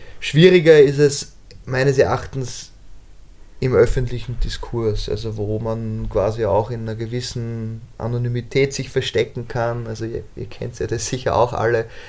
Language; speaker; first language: German; native; German